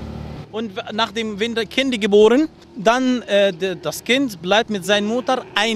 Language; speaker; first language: German; non-native, learner; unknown